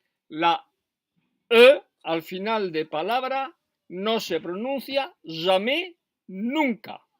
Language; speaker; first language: Spanish; non-native, fluent; French